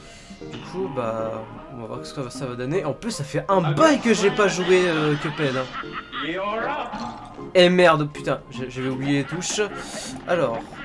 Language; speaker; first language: French; native; French